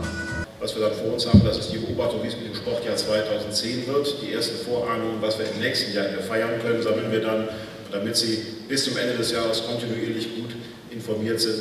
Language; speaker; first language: German; native; German